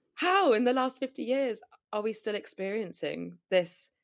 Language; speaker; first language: English; native; English